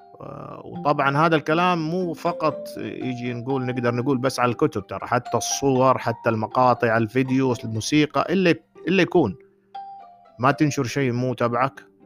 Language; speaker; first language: Arabic; native; Arabic